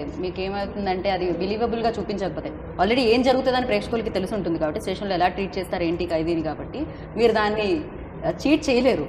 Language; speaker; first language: Telugu; native; Telugu